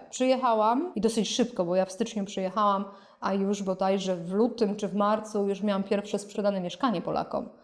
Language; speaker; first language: Polish; native; Polish